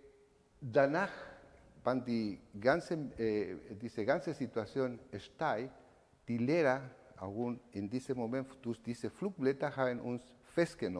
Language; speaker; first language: German; non-native, learner; Spanish